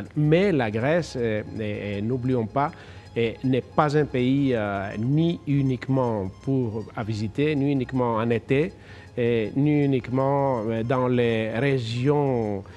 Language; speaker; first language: French; non-native, fluent; Greek